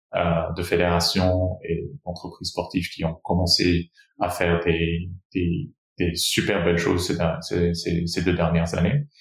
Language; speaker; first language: French; non-native, fluent; Portuguese